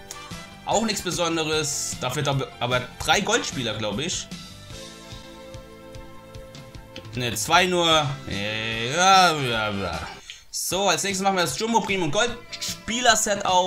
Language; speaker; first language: German; native; German